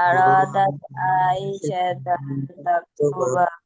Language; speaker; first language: Arabic; non-native, learner; Bangla